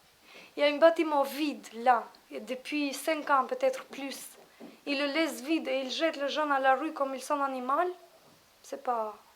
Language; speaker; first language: French; non-native, fluent; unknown